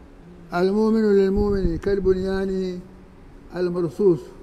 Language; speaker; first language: Arabic; non-native, fluent; Hausa